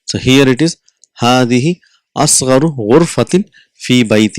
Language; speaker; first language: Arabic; non-native, fluent; Urdu